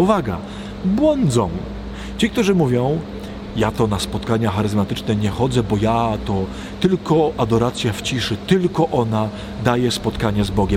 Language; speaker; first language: Polish; native; Polish